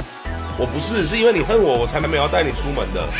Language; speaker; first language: Chinese; native; Chinese